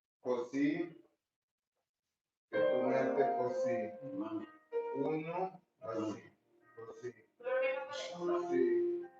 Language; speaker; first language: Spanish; non-native, learner; Portuguese